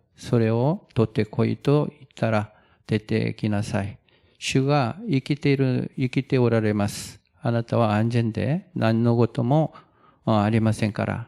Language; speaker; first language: Japanese; non-native, fluent; Korean